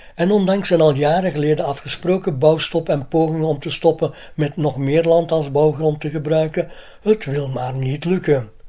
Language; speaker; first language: Dutch; native; Dutch